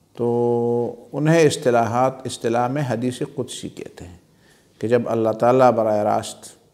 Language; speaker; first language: Urdu; non-native, local second language; Pashto